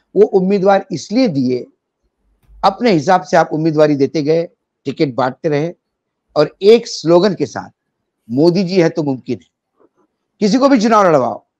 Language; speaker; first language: Hindi; non-native, local second language; Marathi